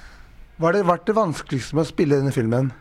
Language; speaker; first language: Norwegian; native; Norwegian